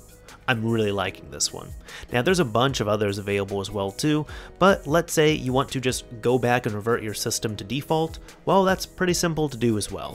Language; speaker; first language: English; native; English